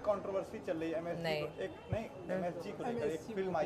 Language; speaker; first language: Hindi; native; Hindi